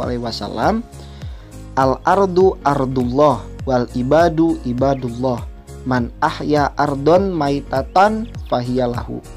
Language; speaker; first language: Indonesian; native; Indonesian